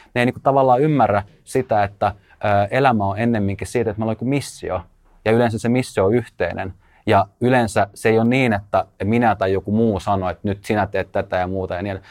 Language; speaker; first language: Finnish; early bilingual, other home language; Russian